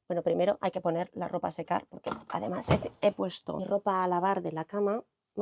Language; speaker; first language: Spanish; native; Spanish